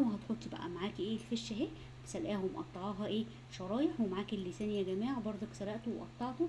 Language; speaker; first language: Arabic; native; Arabic